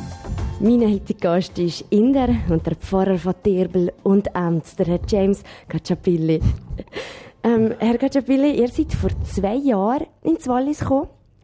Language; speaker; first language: German; native; German